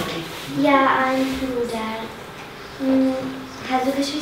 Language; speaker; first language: German; non-native, learner; Hungarian